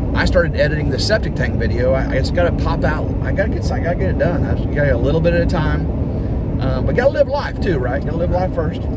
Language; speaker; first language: English; native; English